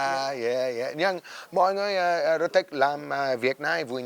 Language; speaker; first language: Vietnamese; non-native, learner; English